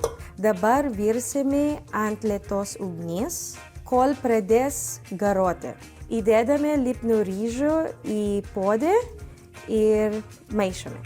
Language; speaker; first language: Lithuanian; non-native, fluent; Filipino